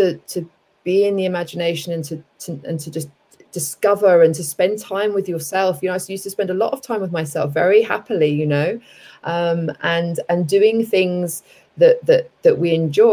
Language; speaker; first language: English; native; English